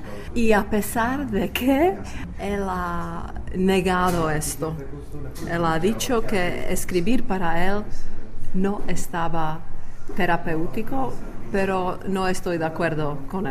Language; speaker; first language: Spanish; non-native, fluent; Czech